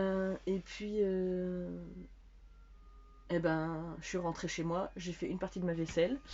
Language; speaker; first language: French; native; French